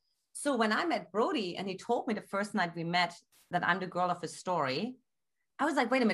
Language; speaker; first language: English; non-native, fluent; German